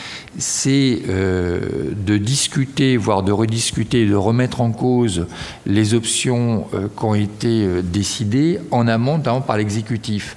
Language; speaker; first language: French; native; French